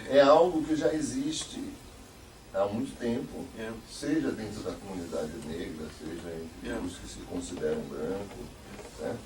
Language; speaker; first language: Portuguese; native; Portuguese